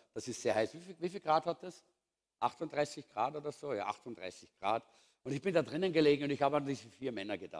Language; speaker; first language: German; native; German